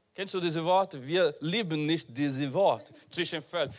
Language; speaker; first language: German; non-native, learner; Portuguese